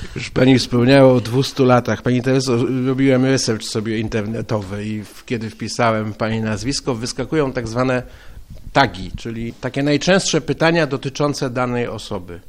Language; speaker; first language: Polish; native; Polish